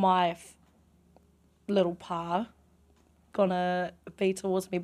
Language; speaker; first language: English; native; English